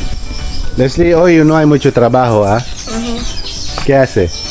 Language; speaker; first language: Spanish; non-native, learner; Filipino